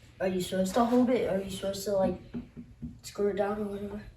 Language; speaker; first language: English; native; English